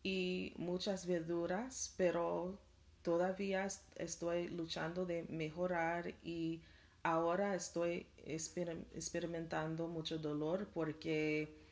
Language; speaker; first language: Spanish; non-native, learner; English